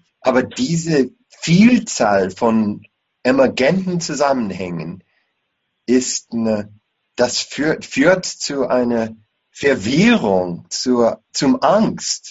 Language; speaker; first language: German; non-native, fluent; English